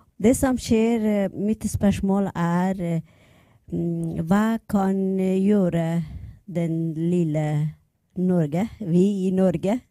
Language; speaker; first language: Norwegian; non-native, learner; Persian